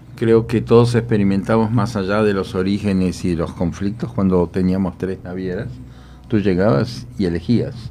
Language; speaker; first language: Spanish; native; Spanish